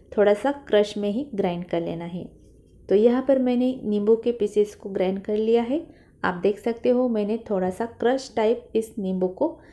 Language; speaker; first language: Hindi; non-native, local second language; Marathi